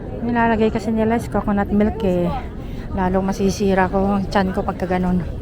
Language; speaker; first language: Filipino; native; Filipino